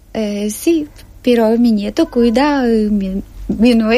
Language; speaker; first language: Spanish; non-native, learner; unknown